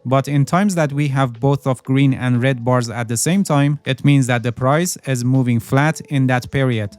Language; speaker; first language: English; non-native, fluent; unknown